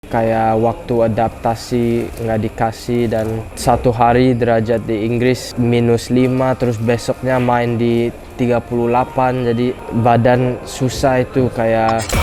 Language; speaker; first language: Indonesian; early bilingual, heritage; English